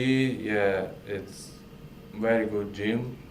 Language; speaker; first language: English; non-native, learner; Russian